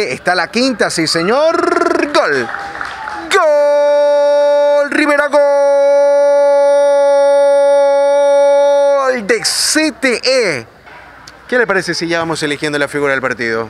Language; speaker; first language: Spanish; native; Spanish